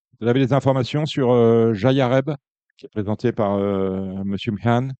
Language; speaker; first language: French; native; French